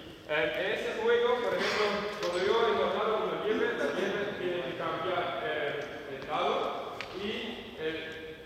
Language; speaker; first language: Spanish; non-native, learner; German